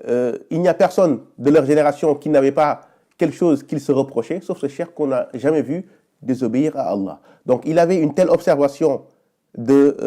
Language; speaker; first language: French; native; French